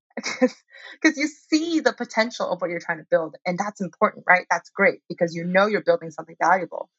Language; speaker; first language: English; early bilingual, heritage; Chinese